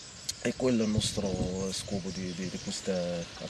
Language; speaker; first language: Italian; non-native, learner; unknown